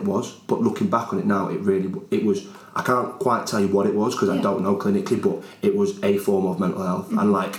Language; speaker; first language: English; native; English